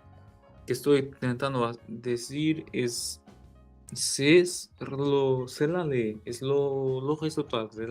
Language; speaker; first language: Spanish; non-native, learner; Portuguese